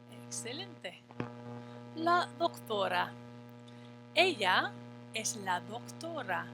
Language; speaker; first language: Spanish; non-native, fluent; English